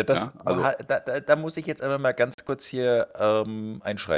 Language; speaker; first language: German; native; German